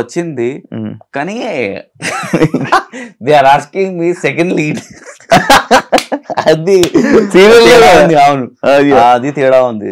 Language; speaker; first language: Telugu; non-native, local second language; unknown